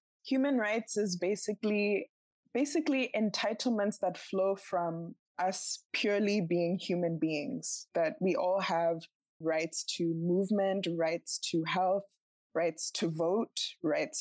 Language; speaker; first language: English; non-native, local second language; Tswana